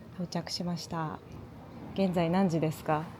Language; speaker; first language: Japanese; native; Japanese